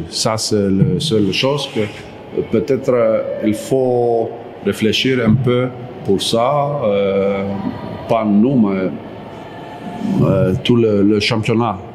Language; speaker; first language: French; non-native, learner; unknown